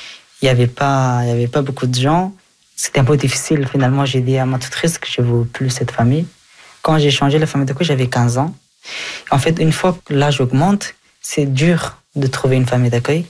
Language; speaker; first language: French; early bilingual, other home language; Persian